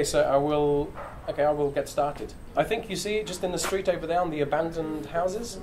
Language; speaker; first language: English; non-native, fluent; French